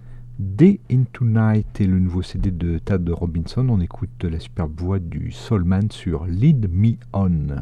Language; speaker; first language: French; native; French